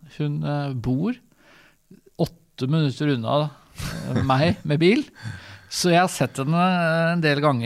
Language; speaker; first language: Norwegian; native; Norwegian